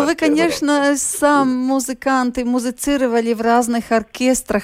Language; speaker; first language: Russian; native; Russian